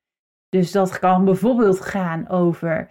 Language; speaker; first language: Dutch; native; Dutch